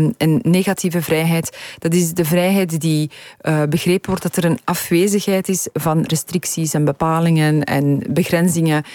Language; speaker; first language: Dutch; early bilingual, other home language; Polish